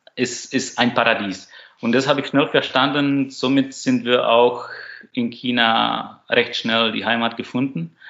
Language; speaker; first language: German; non-native, fluent; Slovak